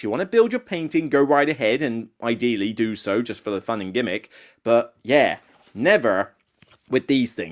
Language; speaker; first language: English; native; English